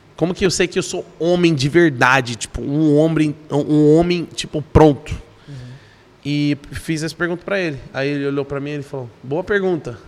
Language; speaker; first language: Portuguese; non-native, fluent; English